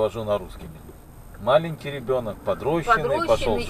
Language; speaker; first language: Russian; native; Russian